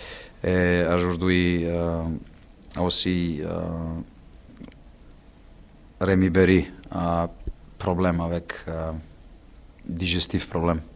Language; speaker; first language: French; non-native, learner; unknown